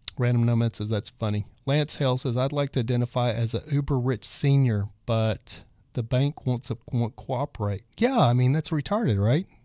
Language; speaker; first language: English; native; English